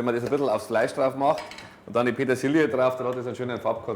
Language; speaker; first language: German; native; German